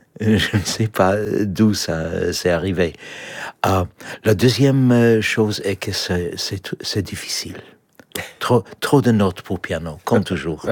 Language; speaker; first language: French; non-native, fluent; English